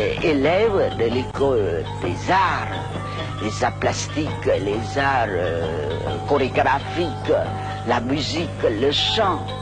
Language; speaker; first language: French; non-native, local second language; Khmer